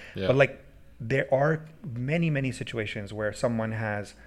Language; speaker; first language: English; early bilingual, other home language; Persian